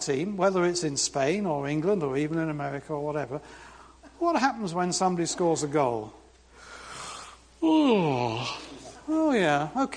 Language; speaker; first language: English; native; English